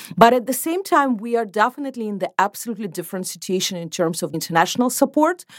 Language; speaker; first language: English; non-native, fluent; Ukrainian